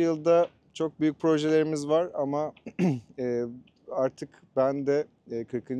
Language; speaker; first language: Turkish; native; Turkish